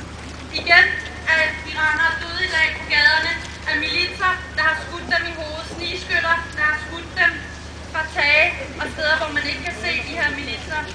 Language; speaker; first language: Danish; early bilingual, other home language; Persian